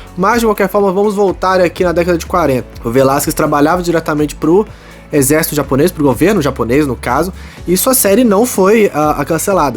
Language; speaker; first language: Portuguese; native; Portuguese